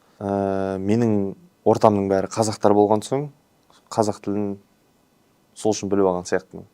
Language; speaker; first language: Kazakh; non-native, local second language; Uyghur